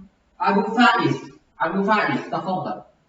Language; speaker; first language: Arabic; non-native, fluent; Indonesian